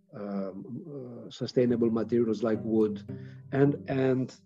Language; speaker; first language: English; non-native, fluent; Greek